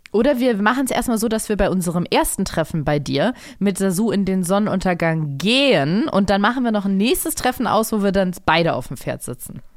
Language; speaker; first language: German; native; German